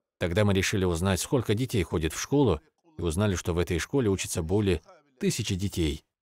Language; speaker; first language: Russian; non-native, local second language; Avaric